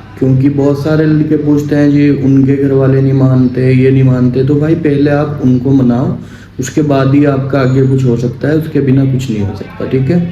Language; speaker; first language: Hindi; native; Hindi